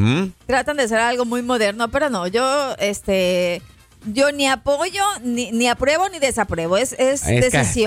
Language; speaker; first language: Spanish; native; Spanish